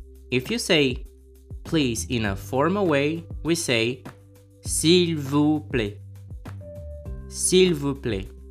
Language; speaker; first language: French; non-native, fluent; Portuguese